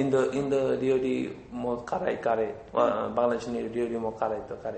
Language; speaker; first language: Japanese; non-native, learner; Bangla